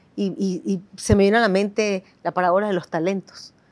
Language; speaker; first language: Spanish; native; Spanish